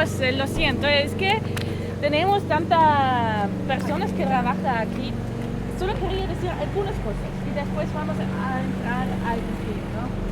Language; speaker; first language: Spanish; non-native, learner; German